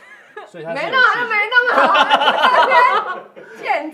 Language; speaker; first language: Chinese; native; Chinese